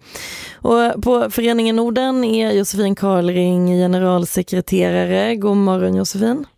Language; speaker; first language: Swedish; native; Swedish